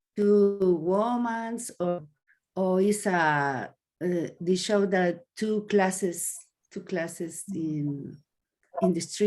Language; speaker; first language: English; non-native, learner; Spanish